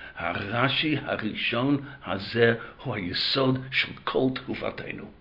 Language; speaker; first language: Hebrew; non-native, fluent; English